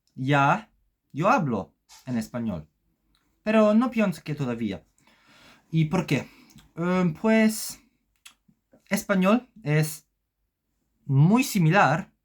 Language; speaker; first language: Spanish; non-native, learner; Polish